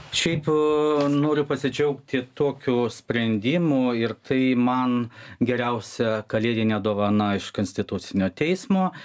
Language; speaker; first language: Lithuanian; non-native, local second language; Russian